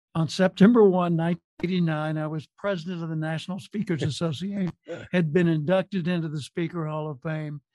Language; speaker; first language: English; native; English